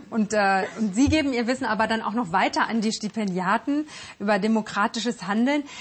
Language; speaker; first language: German; native; German